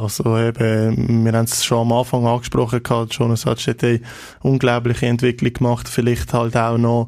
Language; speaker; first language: German; native; German